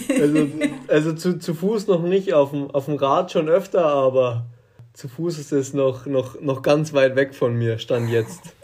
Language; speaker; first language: German; native; German